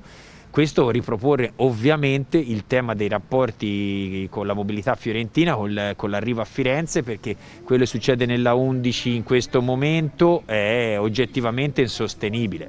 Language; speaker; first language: Italian; native; Italian